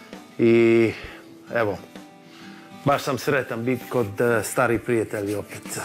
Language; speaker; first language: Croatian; non-native, fluent; English